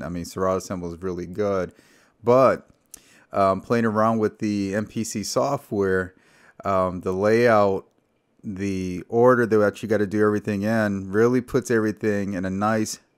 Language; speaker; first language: English; native; English